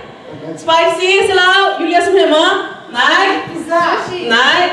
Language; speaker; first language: Norwegian; non-native, fluent; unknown